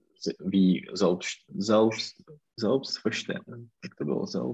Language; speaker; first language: German; non-native, learner; Czech